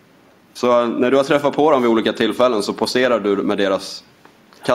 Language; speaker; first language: Swedish; native; Swedish